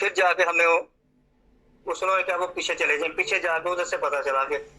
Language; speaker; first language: Hindi; non-native, local second language; Punjabi